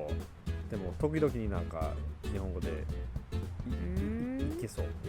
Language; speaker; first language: Japanese; early bilingual, other home language; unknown